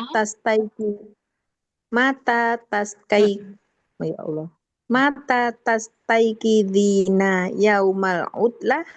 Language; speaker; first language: Arabic; non-native, learner; Indonesian